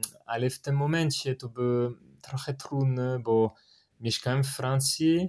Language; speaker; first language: Polish; non-native, learner; French